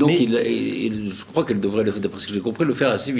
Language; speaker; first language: French; native; French